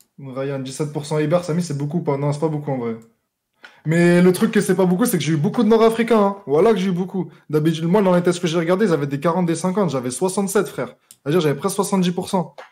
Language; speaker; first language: French; native; French